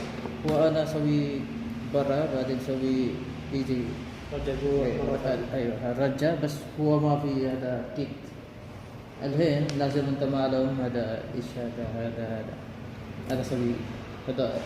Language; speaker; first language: Arabic; non-native, learner; Filipino